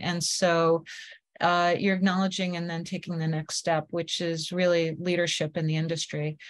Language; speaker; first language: English; native; English